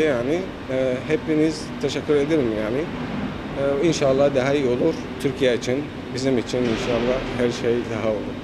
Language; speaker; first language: Turkish; non-native, learner; Arabic